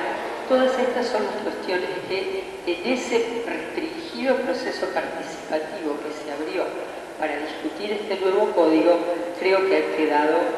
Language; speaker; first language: Spanish; native; Spanish